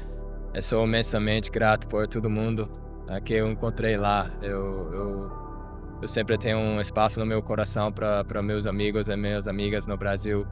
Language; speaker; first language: Portuguese; non-native, fluent; Japanese